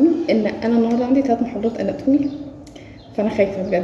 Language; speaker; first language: Arabic; native; Arabic